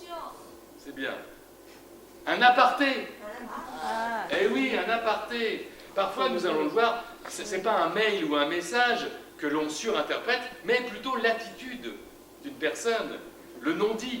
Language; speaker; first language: French; native; French